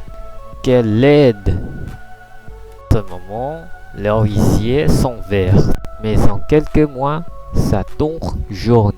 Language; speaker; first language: French; non-native, learner; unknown